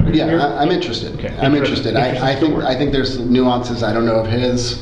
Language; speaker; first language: English; early bilingual, other home language; Spanish